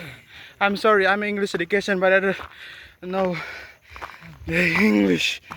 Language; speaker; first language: English; non-native, learner; Indonesian